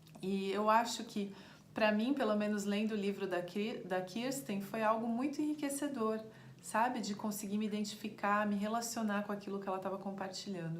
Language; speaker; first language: Portuguese; native; Portuguese